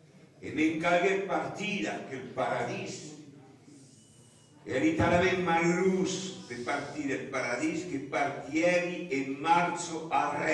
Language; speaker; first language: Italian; non-native, learner; Occitan